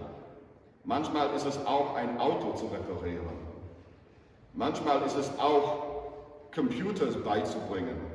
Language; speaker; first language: German; non-native, fluent; English